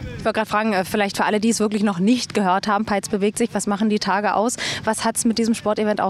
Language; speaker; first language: German; native; German